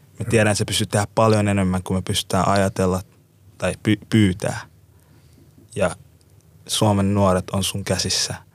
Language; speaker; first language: Finnish; native; Finnish